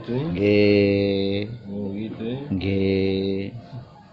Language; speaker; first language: Indonesian; native; Indonesian